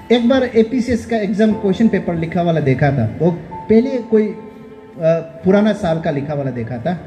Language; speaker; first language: Hindi; non-native, local second language; Nyishi